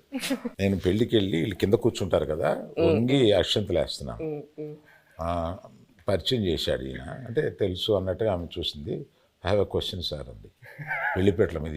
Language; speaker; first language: Telugu; native; Telugu